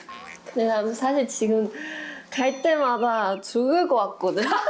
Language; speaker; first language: Korean; non-native, fluent; Chinese